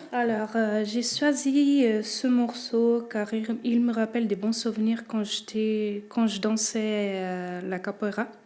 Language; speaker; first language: French; early bilingual, other home language; Portuguese